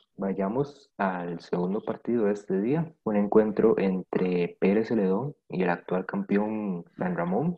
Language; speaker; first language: Spanish; native; Spanish